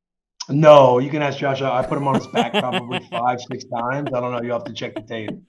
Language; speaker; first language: English; native; English